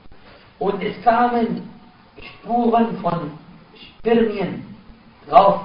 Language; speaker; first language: German; non-native, fluent; Arabic